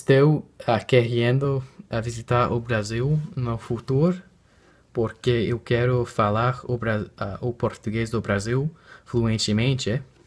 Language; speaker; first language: Portuguese; non-native, learner; English